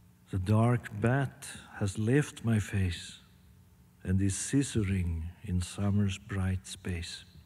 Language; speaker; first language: English; non-native, fluent; Swedish